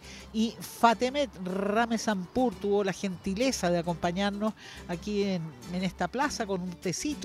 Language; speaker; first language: Spanish; native; Spanish